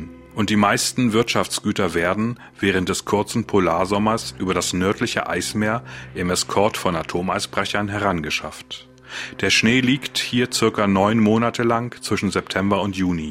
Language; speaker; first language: German; native; German